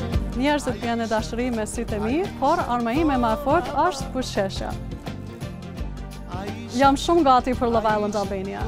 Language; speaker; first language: Albanian; non-native, learner; English